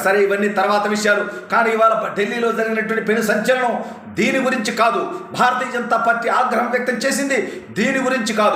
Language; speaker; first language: Telugu; native; Telugu